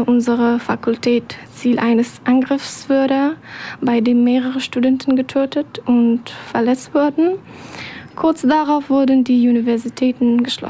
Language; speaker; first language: German; non-native, learner; Persian